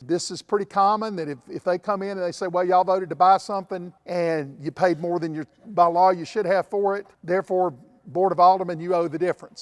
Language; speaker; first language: English; native; English